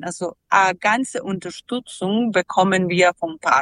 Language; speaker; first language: German; non-native, fluent; Serbian